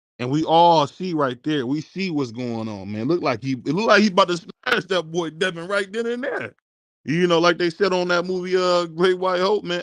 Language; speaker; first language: English; native; English